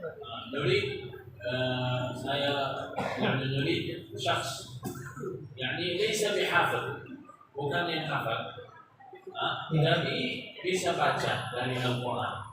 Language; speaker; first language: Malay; non-native, learner; Arabic